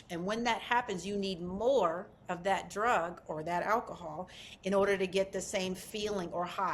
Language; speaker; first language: English; native; English